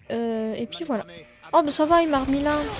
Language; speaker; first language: French; native; French